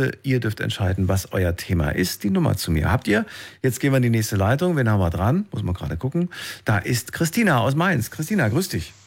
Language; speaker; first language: German; native; German